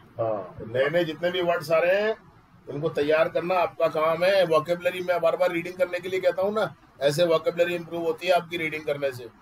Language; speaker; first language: Hindi; native; Hindi